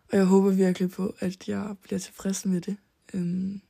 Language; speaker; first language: Danish; early bilingual, other home language; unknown